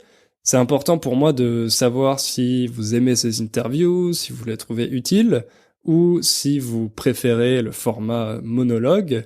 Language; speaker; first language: French; native; French